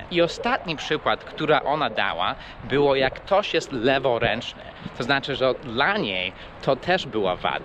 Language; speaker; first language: Polish; early bilingual, heritage; Polish